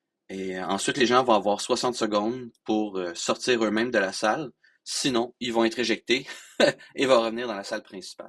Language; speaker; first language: French; native; French